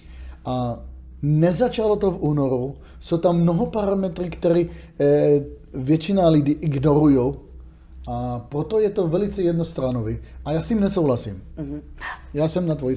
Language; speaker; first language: Czech; non-native, learner; Hebrew